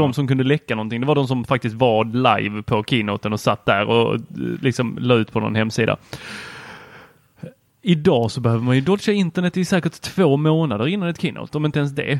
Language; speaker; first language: Swedish; native; Swedish